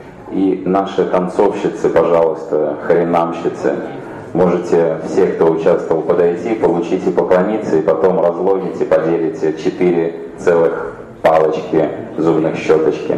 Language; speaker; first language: Russian; native; Russian